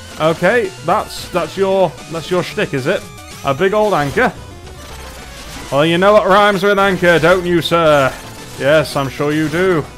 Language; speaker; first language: English; native; English